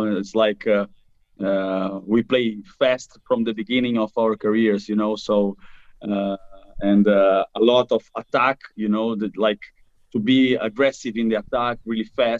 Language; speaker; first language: English; non-native, fluent; Portuguese